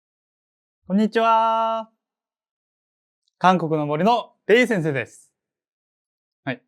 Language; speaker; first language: Japanese; non-native, fluent; Korean